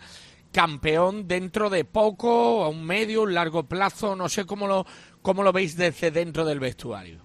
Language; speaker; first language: Spanish; native; Spanish